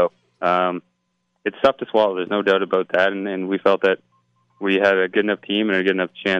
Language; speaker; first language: English; native; English